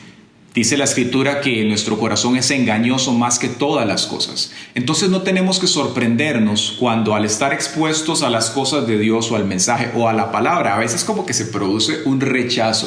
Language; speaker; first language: Spanish; native; Spanish